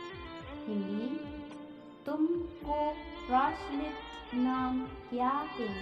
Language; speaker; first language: Hindi; non-native, local second language; Khasi